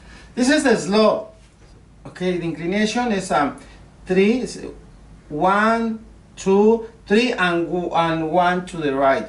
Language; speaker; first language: English; non-native, learner; Spanish